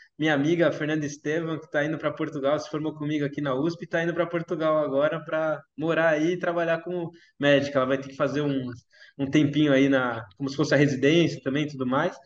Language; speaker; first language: Portuguese; native; Portuguese